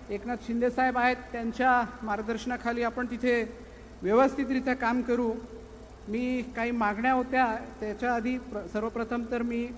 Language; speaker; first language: Marathi; non-native, local second language; Lambadi